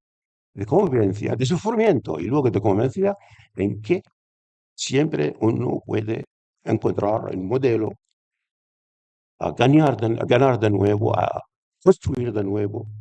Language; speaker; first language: Spanish; non-native, fluent; Arabic